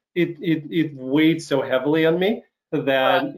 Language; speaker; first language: English; non-native, fluent; Ukrainian